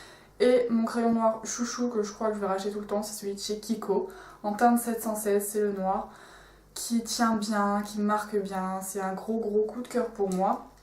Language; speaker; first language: French; native; French